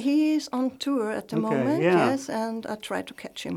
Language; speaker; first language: English; non-native, fluent; German